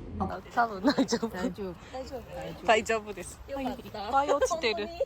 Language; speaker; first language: Japanese; non-native, fluent; Korean